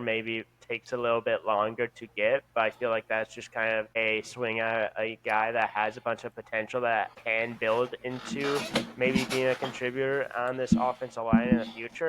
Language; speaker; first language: English; native; English